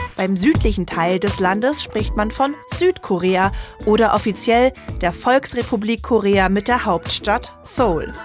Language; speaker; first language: German; native; German